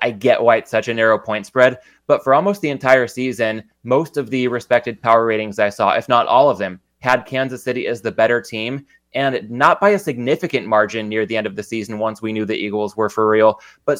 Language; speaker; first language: English; native; English